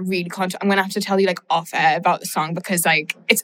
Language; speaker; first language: English; native; English